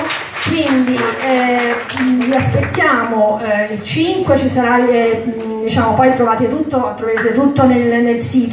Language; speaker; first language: Italian; native; Italian